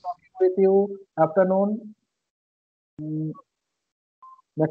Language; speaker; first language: English; non-native, learner; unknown